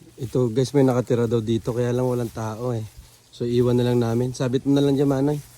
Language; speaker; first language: Filipino; non-native, local second language; Hiligaynon